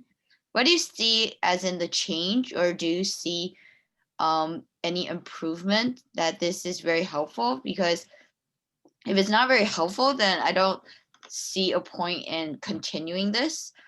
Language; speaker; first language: English; non-native, fluent; Chinese